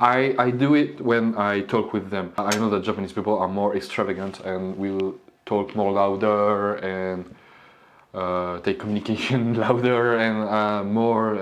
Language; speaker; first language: English; non-native, learner; French